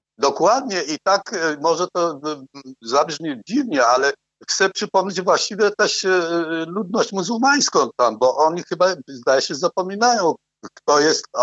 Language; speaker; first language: Polish; non-native, fluent; Arabic